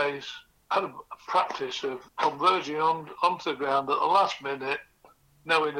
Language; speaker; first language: English; native; English